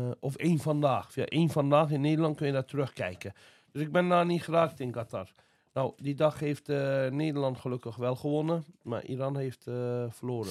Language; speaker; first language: Dutch; non-native, fluent; Azerbaijani